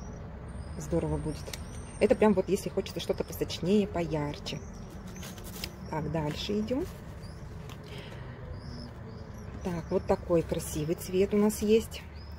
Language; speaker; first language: Russian; native; Russian